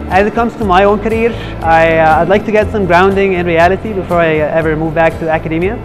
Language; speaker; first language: English; non-native, fluent; Arabic